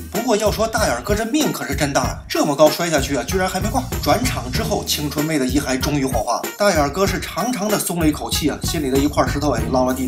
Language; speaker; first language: Chinese; native; Chinese